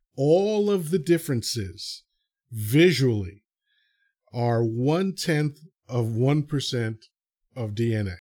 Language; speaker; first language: English; early bilingual, other home language; Spanish